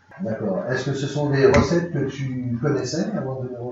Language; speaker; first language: French; native; French